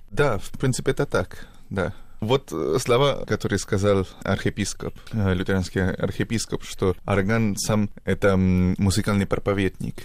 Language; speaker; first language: Russian; non-native, fluent; Spanish